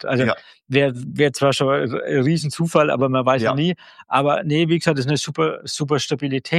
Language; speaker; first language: German; native; German